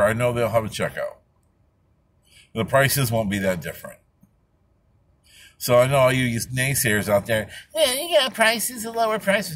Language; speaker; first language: English; native; English